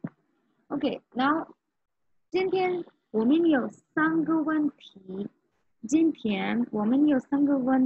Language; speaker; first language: Chinese; non-native, fluent; Urdu